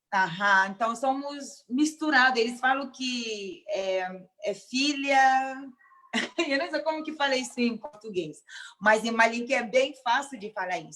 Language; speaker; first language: Portuguese; non-native, local second language; Mandingo